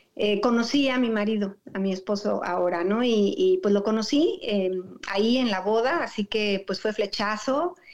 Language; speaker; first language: Spanish; native; Spanish